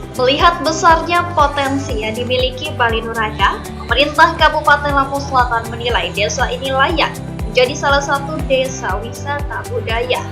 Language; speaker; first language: Indonesian; native; Indonesian